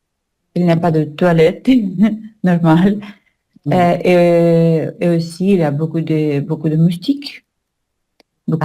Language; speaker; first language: French; non-native, learner; Russian